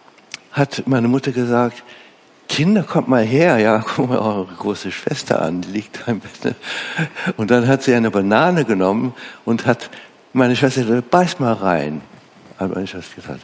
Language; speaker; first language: German; non-native, fluent; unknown